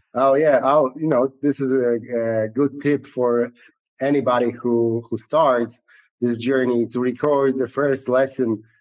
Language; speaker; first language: English; non-native, fluent; Polish